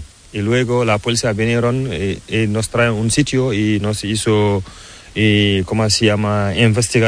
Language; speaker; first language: Spanish; non-native, learner; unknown